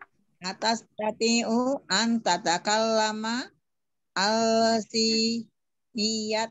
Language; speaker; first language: Arabic; non-native, learner; Indonesian